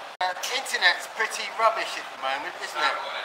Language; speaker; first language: English; native; English